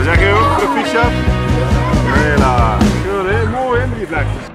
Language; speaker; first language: Dutch; native; Dutch